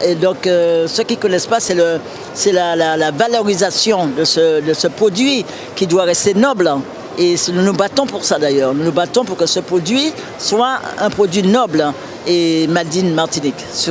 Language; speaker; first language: French; native; French